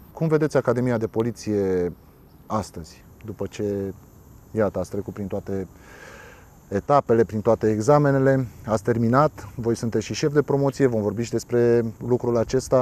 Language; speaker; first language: Romanian; native; Romanian